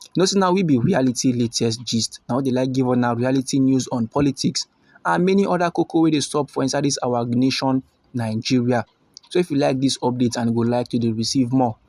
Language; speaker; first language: Nigerian Pidgin; native; Nigerian Pidgin